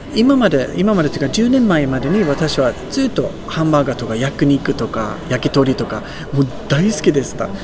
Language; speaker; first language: Japanese; non-native, fluent; Swedish